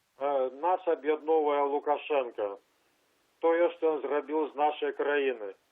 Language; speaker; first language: Belarusian; native; Belarusian